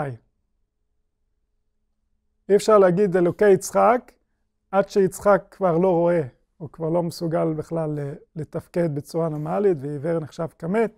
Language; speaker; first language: Hebrew; non-native, fluent; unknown